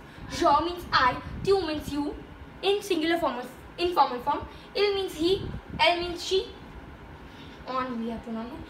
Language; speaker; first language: English; non-native, local second language; Gujarati